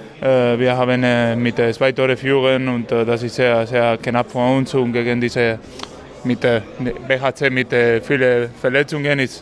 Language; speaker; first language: German; non-native, learner; Spanish